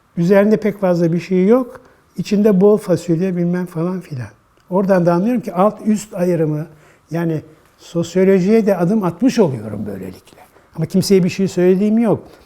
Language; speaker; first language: Turkish; native; Turkish